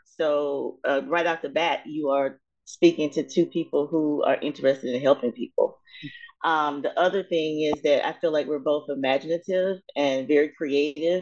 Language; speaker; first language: English; native; English